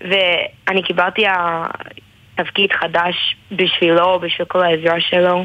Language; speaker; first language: Hebrew; non-native, learner; English